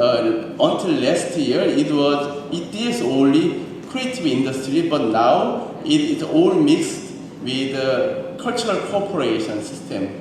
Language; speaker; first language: English; non-native, learner; Korean